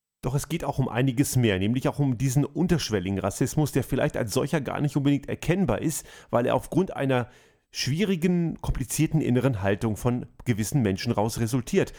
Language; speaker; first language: German; early bilingual, other home language; Croatian